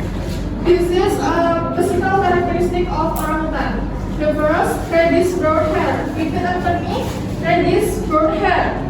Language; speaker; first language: English; non-native, learner; Indonesian